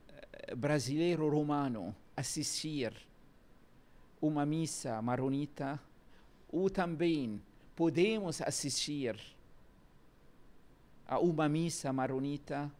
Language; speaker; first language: Portuguese; non-native, learner; Arabic